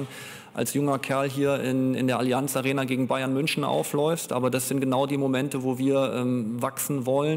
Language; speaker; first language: German; native; German